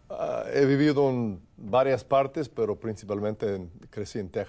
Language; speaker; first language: Spanish; non-native, fluent; English